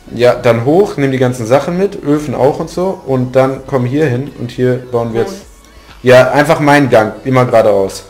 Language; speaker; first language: German; native; German